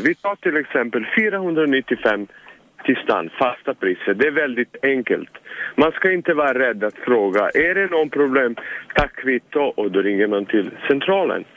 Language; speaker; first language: Swedish; non-native, fluent; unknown